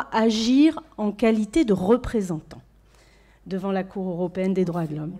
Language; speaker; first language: French; native; French